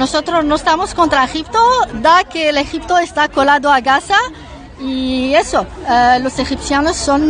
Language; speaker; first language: Spanish; non-native, learner; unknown